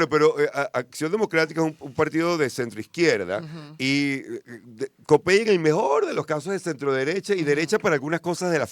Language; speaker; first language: Spanish; native; Spanish